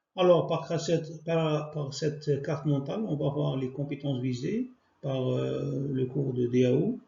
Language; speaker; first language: French; non-native, local second language; Arabic